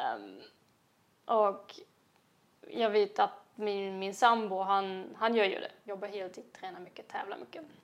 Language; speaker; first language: Swedish; non-native, fluent; German